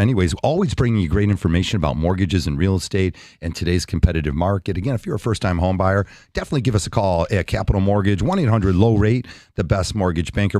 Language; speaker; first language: English; native; English